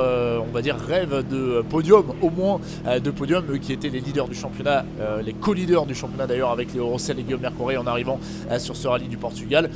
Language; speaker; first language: French; native; French